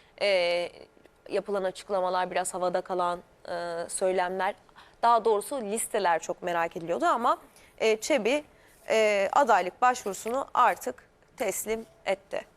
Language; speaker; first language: Turkish; native; Turkish